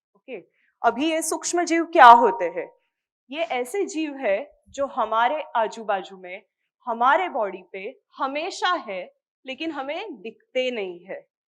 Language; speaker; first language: Hindi; non-native, local second language; Marathi